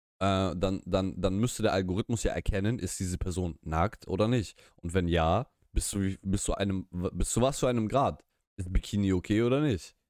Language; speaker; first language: German; early bilingual, other home language; Russian